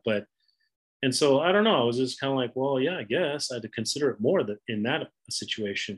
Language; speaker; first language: English; native; English